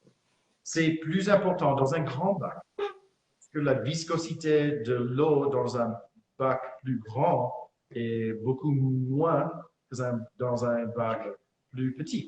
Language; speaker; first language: French; non-native, fluent; English